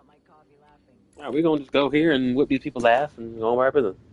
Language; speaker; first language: English; native; English